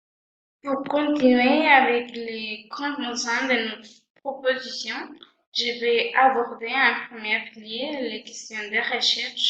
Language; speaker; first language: French; non-native, fluent; Spanish